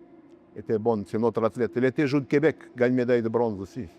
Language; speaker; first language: French; non-native, learner; Russian